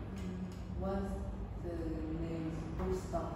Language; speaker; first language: English; non-native, learner; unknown